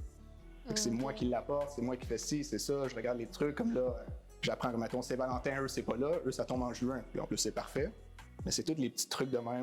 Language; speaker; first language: French; native; French